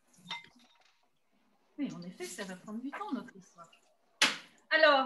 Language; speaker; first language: French; non-native, fluent; Turkish